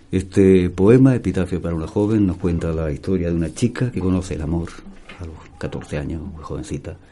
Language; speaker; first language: Spanish; native; Spanish